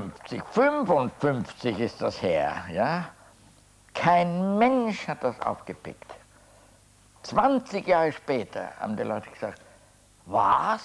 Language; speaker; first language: German; native; German